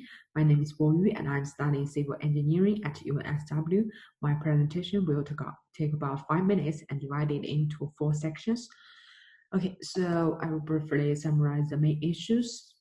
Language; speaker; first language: English; non-native, fluent; Chinese